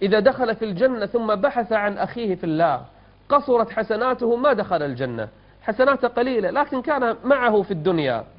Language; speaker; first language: Arabic; native; Arabic